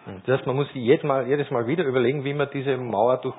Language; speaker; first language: German; native; German